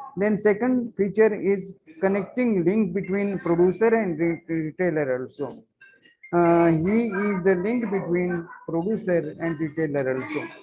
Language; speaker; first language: English; non-native, local second language; Marathi